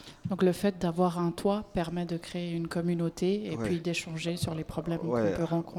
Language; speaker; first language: French; native; French